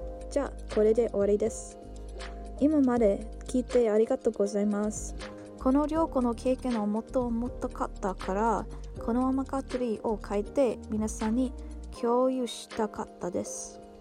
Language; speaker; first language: Japanese; non-native, learner; English